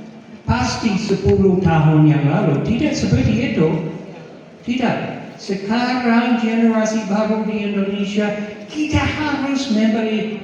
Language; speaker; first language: Indonesian; non-native, fluent; English